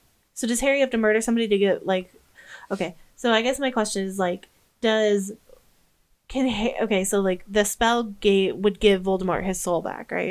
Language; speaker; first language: English; native; English